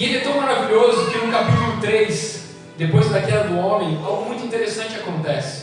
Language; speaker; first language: Portuguese; native; Portuguese